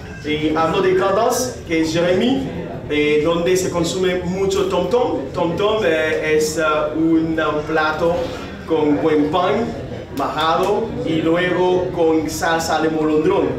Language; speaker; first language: Spanish; non-native, fluent; Haitian Creole